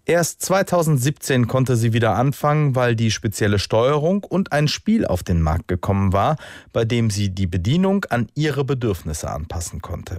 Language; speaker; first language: German; native; German